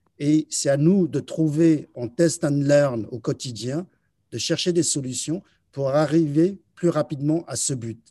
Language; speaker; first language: French; early bilingual, other home language; Chinese